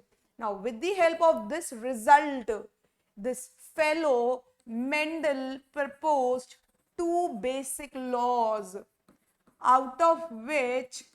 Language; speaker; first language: English; non-native, local second language; Hindi